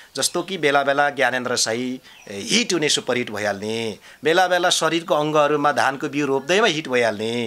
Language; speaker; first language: Nepali; non-native, local second language; Limbu